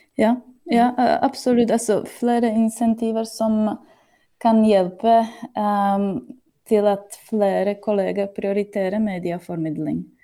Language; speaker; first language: Norwegian; non-native, fluent; Slovak